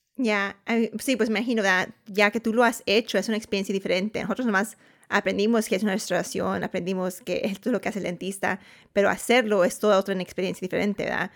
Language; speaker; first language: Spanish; early bilingual, heritage; Spanish